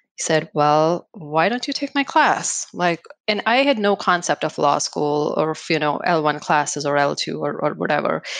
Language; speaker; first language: English; non-native, local second language; Hindi